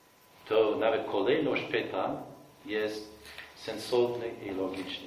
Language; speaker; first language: Polish; non-native, fluent; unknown